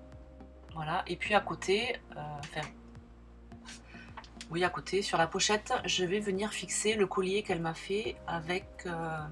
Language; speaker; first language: French; native; French